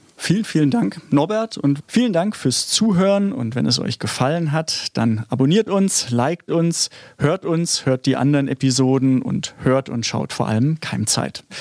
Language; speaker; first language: German; native; German